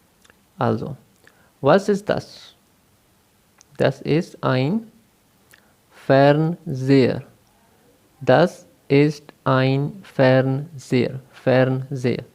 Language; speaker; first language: German; non-native, fluent; Urdu